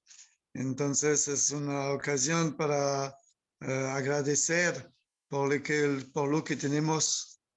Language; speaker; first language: Spanish; non-native, learner; French